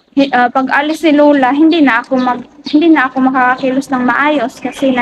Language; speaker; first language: Filipino; native; Filipino